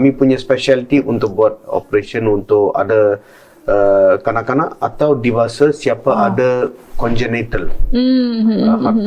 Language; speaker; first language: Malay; non-native, local second language; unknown